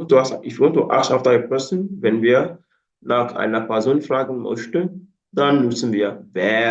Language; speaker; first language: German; non-native, fluent; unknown